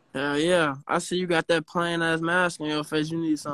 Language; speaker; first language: English; native; English